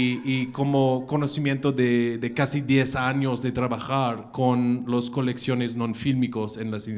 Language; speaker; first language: Spanish; non-native, fluent; English